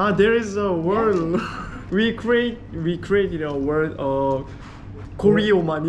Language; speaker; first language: English; non-native, learner; Korean